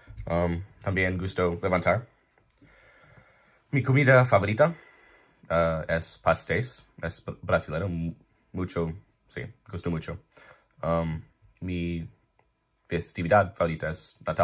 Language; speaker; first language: Spanish; non-native, learner; English